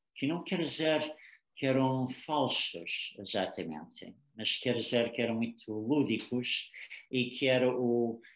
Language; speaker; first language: Portuguese; non-native, fluent; English